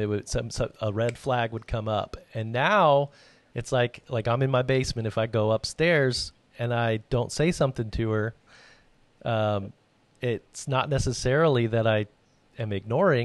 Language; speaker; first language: English; native; English